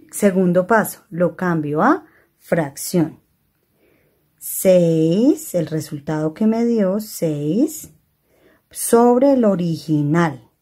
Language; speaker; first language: Spanish; native; Spanish